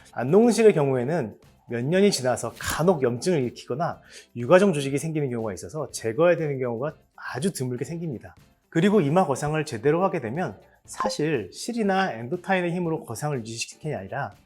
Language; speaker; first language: Korean; native; Korean